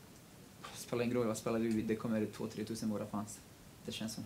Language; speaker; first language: Swedish; non-native, local second language; Kurdish